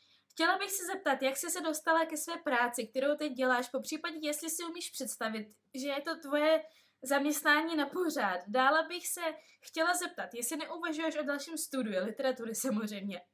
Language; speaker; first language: Czech; non-native, fluent; Russian